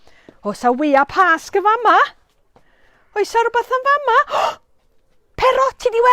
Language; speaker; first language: Welsh; native; Welsh